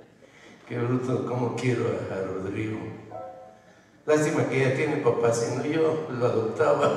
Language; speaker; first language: Spanish; native; Spanish